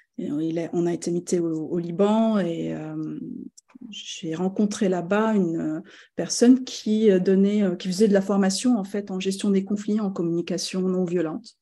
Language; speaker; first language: French; non-native, local second language; Arabic